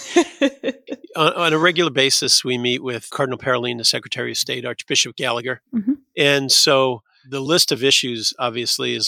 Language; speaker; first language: English; native; English